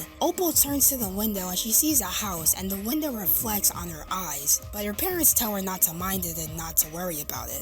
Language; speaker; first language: English; native; English